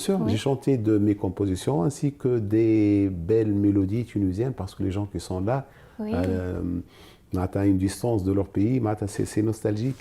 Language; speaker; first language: French; non-native, local second language; Arabic